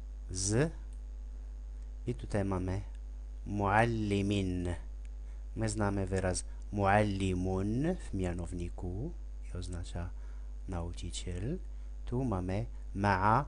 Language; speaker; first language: Polish; non-native, fluent; Arabic